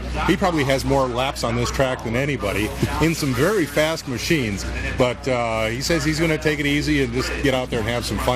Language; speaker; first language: English; native; English